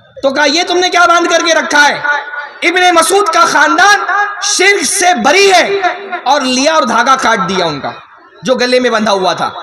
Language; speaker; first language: Urdu; native; Urdu